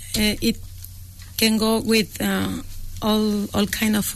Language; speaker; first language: English; non-native, learner; Spanish